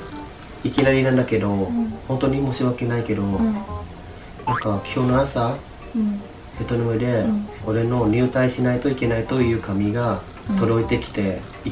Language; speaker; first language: Japanese; non-native, fluent; Vietnamese